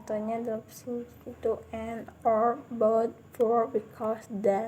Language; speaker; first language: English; non-native, learner; Indonesian